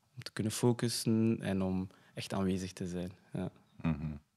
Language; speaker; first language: Dutch; non-native, fluent; French